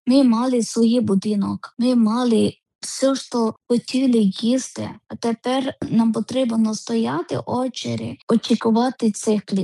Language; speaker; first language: Ukrainian; non-native, learner; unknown